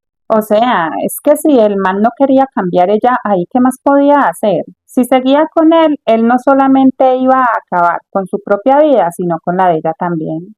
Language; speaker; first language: Spanish; native; Spanish